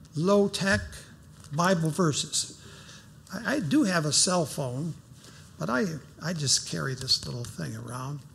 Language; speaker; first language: English; native; English